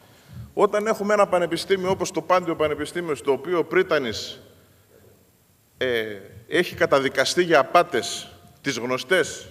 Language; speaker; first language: Greek; native; Greek